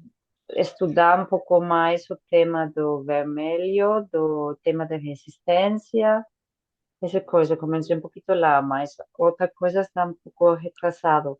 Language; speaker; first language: Portuguese; non-native, fluent; Spanish